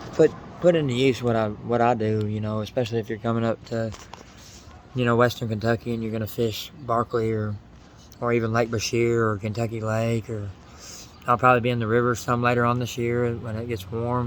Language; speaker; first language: English; native; English